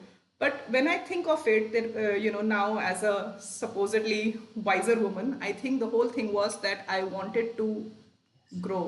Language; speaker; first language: English; non-native, local second language; Hindi